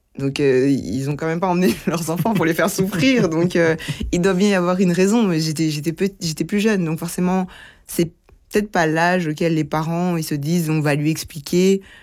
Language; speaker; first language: French; early bilingual, other home language; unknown